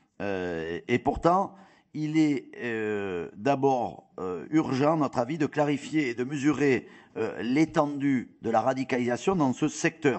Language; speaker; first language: French; native; French